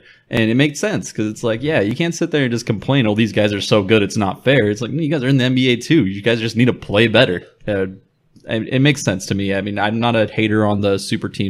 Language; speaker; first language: English; native; English